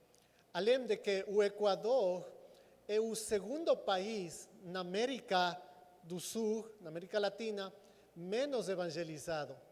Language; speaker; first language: Portuguese; non-native, fluent; Spanish